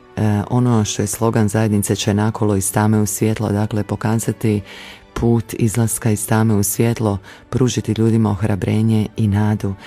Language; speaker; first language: Croatian; native; Croatian